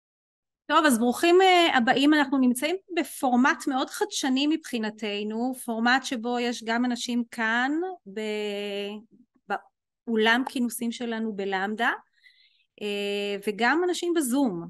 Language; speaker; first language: Hebrew; native; Hebrew